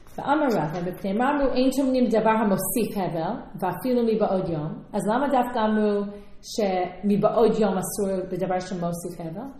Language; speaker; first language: Hebrew; non-native, fluent; English